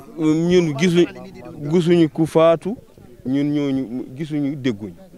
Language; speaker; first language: Wolof; non-native, local second language; Fula